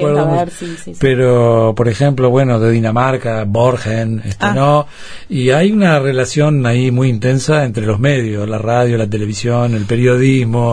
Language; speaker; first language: Spanish; native; Spanish